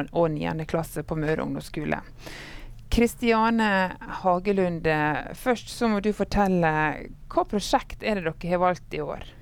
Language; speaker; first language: Norwegian; native; Norwegian